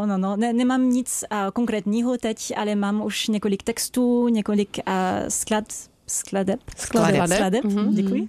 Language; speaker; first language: Czech; non-native, fluent; French